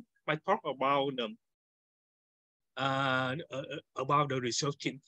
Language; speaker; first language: English; non-native, learner; Vietnamese